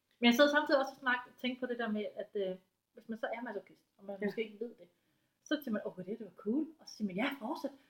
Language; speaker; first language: Danish; native; Danish